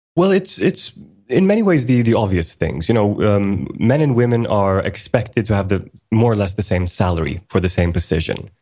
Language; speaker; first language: English; early bilingual, other home language; Swedish